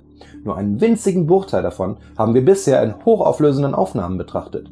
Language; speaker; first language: German; native; German